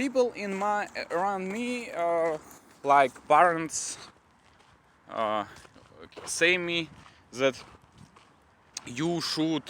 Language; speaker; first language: English; non-native, learner; Russian